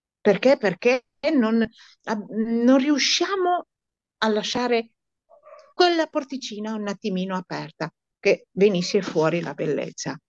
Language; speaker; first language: Italian; non-native, fluent; Romanian